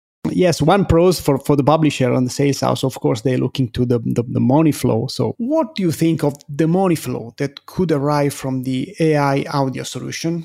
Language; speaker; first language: English; non-native, fluent; Italian